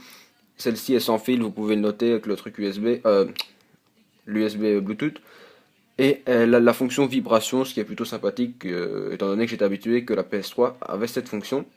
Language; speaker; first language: French; native; French